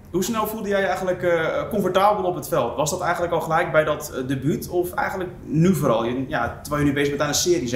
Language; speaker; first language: Dutch; native; Dutch